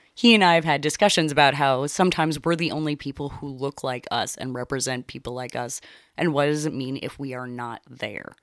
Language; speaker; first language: English; native; English